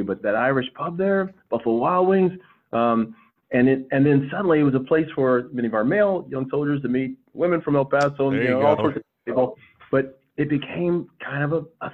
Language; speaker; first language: English; native; English